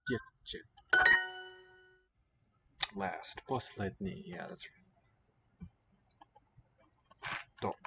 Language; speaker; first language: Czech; non-native, learner; English